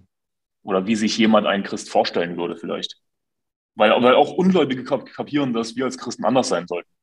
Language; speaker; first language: German; native; German